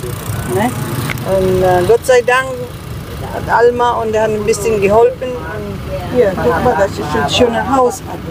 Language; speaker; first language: German; non-native, learner; Filipino